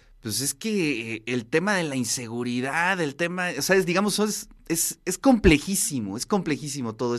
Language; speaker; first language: Spanish; native; Spanish